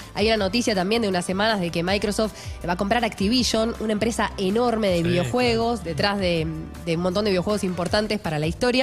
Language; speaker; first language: Spanish; native; Spanish